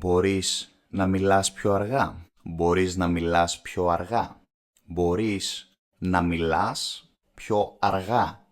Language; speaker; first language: Greek; non-native, learner; English